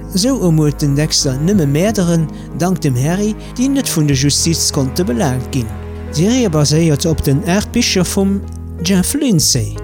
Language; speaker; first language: German; non-native, learner; Luxembourgish